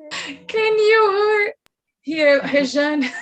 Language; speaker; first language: English; non-native, learner; Portuguese